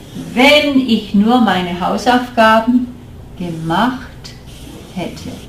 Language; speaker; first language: German; non-native, fluent; English